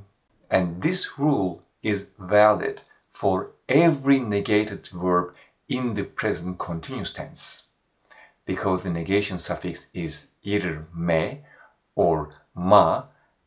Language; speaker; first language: English; non-native, fluent; Turkish